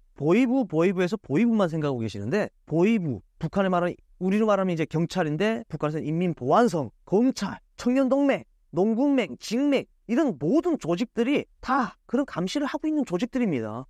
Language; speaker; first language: Korean; native; Korean